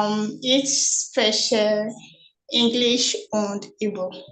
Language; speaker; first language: German; non-native, learner; Igbo